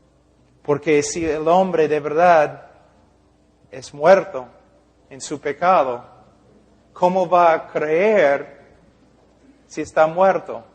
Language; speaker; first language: Spanish; non-native, fluent; English